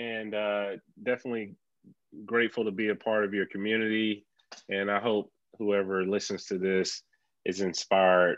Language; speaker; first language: English; native; English